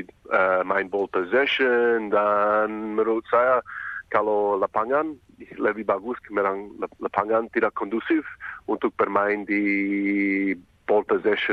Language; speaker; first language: Indonesian; non-native, fluent; English